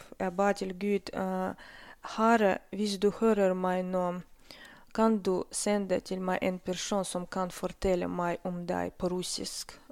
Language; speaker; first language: Norwegian; non-native, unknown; Russian